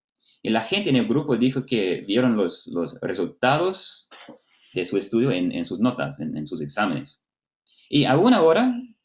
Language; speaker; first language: Spanish; non-native, fluent; Portuguese